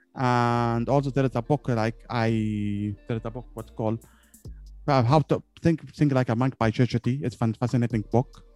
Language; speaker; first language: English; non-native, learner; Arabic